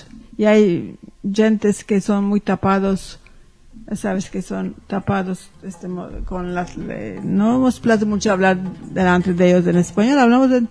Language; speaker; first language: Spanish; early bilingual, heritage; Ladino